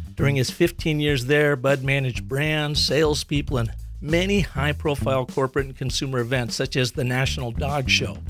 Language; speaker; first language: English; native; English